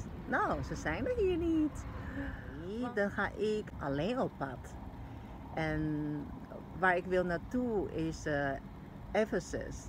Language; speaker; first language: Dutch; non-native, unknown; Chinese